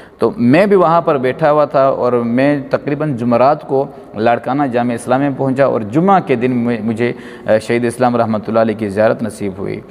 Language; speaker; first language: Urdu; non-native, local second language; Pashto